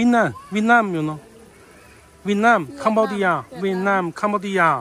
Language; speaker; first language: English; non-native, learner; Chinese